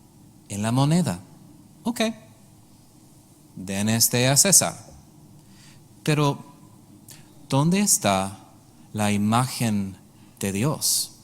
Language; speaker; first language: Spanish; non-native, learner; English